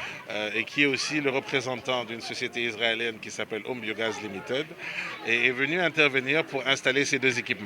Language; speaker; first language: French; non-native, local second language; Wolof